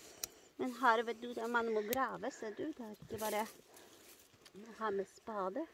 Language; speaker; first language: Norwegian; non-native, learner; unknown